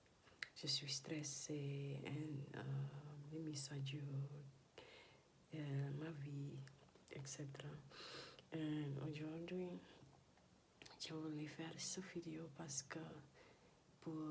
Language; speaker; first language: French; non-native, learner; Dutch